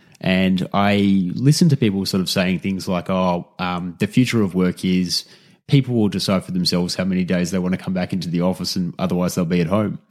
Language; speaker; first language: English; native; English